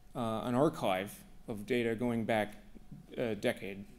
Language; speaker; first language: English; native; English